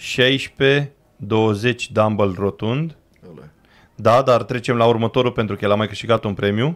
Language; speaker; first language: Romanian; native; Romanian